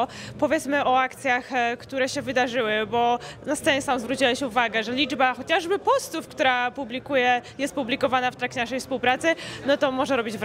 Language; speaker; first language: Polish; native; Polish